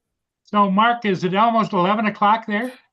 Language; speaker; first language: English; native; English